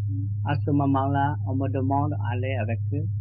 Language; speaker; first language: French; non-native, learner; Vietnamese